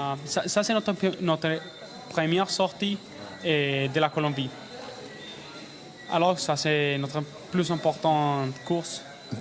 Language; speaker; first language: French; non-native, learner; Spanish